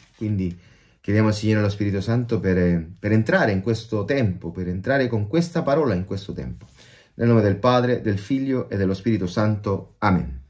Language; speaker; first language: Italian; non-native, fluent; Spanish